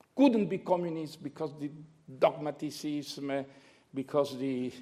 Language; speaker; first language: English; non-native, fluent; Spanish